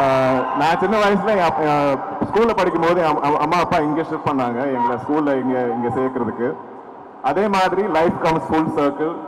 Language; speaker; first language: Tamil; non-native, local second language; Malayalam